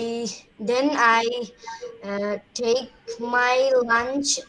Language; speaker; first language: English; non-native, learner; Bangla